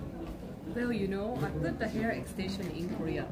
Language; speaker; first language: English; non-native, learner; Japanese